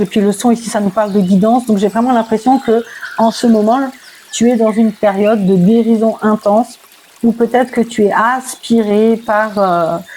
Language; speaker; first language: French; native; French